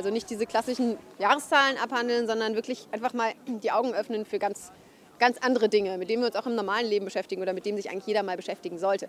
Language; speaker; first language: German; native; German